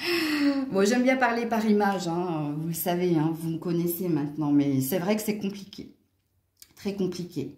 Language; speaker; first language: French; native; French